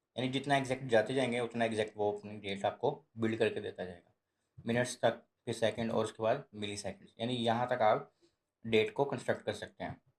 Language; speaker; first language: Urdu; native; Urdu